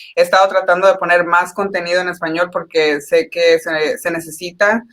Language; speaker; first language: Spanish; early bilingual, heritage; Spanish